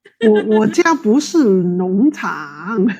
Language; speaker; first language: Chinese; native; Chinese